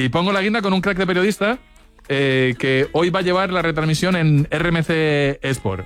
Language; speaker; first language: Spanish; native; Spanish